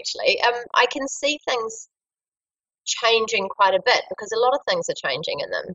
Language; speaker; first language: English; native; English